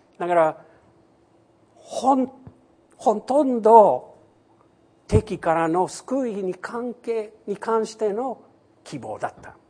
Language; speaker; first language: Japanese; non-native, fluent; English